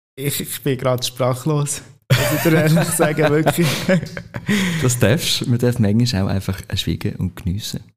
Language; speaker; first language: German; non-native, fluent; Portuguese